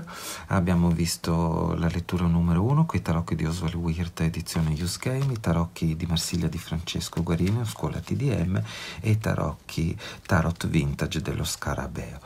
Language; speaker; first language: Italian; native; Italian